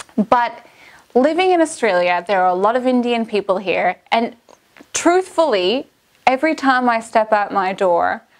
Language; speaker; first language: English; native; English